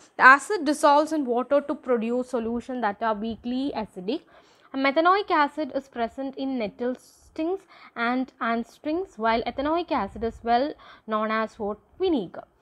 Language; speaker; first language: English; non-native, local second language; Malayalam